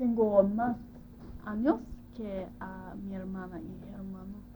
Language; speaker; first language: Spanish; non-native, learner; English